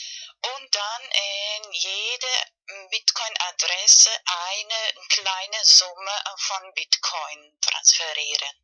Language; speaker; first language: German; non-native, learner; Spanish